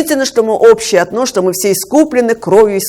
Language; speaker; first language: Russian; native; Russian